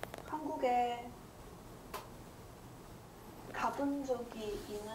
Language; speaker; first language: Korean; non-native, learner; English